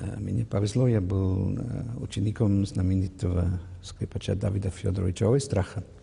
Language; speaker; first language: Russian; non-native, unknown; German